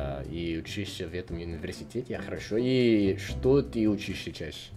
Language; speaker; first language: Russian; non-native, learner; English